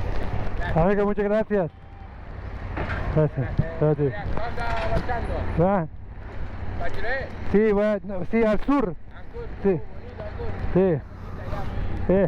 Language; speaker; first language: Spanish; non-native, learner; Persian